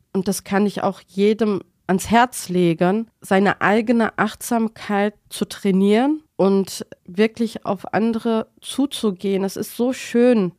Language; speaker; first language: German; early bilingual, other home language; Turkish